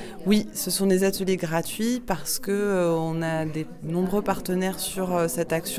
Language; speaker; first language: French; native; French